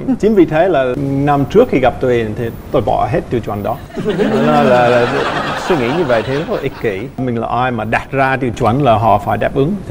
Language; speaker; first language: Vietnamese; non-native, fluent; English